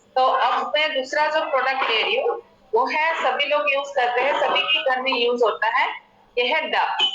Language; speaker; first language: Hindi; non-native, local second language; Assamese